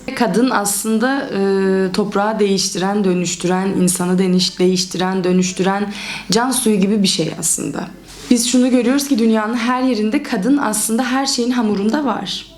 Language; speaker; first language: Turkish; native; Turkish